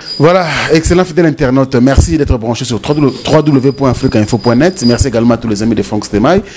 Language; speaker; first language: French; non-native, local second language; Lingala